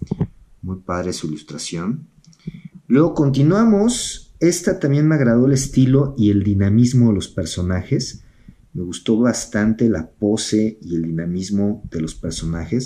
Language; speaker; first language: Spanish; native; Spanish